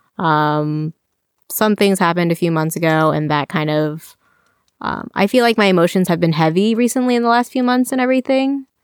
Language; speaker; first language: English; native; English